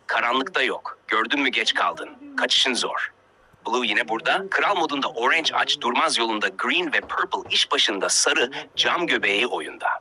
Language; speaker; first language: Turkish; native; Turkish